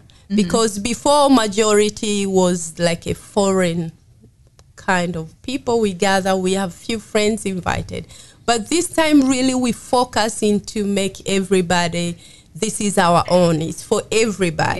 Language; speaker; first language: English; non-native, local second language; Swahili